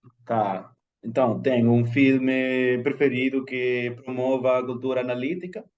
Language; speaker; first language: Portuguese; non-native, fluent; Spanish